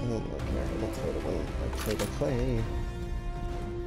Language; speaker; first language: English; native; English